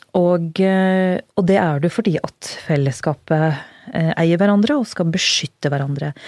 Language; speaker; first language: Norwegian; early bilingual, other home language; Urdu